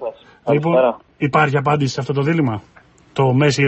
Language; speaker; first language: Greek; native; Greek